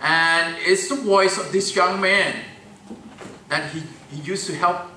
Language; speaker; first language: English; non-native, fluent; Thai